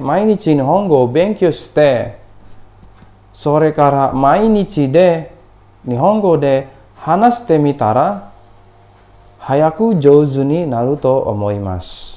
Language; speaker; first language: Japanese; non-native, fluent; Indonesian